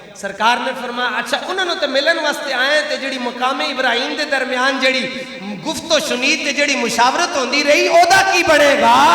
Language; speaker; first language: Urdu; non-native, local second language; Punjabi